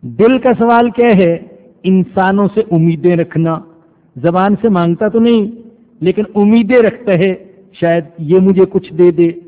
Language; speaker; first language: Urdu; non-native, local second language; Punjabi